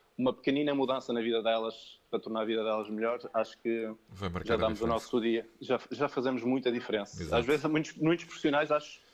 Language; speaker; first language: Portuguese; early bilingual, other home language; French